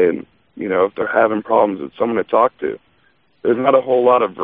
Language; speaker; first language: English; native; English